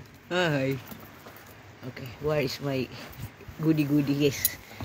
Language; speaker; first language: English; non-native, local second language; Filipino